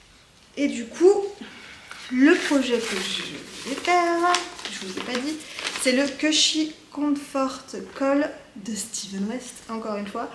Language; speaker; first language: French; native; French